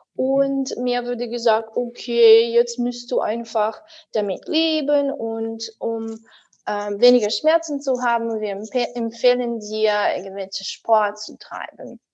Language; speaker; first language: German; non-native, fluent; Russian